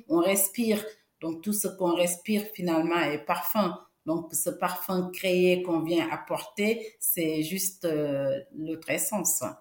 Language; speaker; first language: French; non-native, local second language; Wolof